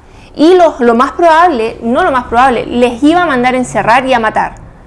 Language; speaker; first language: Spanish; native; Spanish